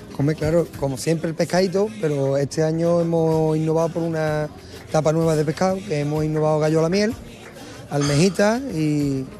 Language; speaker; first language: Spanish; native; Spanish